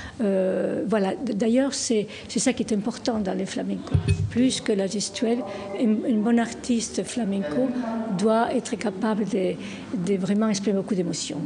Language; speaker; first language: French; non-native, fluent; Spanish